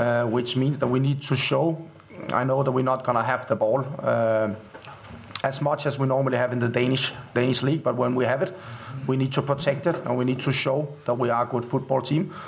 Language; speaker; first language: English; non-native, fluent; Danish